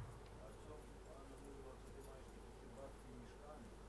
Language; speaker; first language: Polish; non-native, learner; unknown